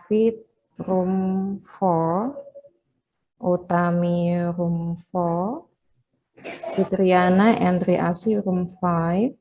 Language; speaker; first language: English; non-native, fluent; Indonesian